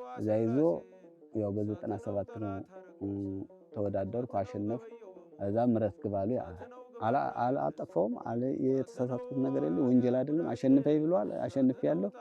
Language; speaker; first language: Amharic; native; Amharic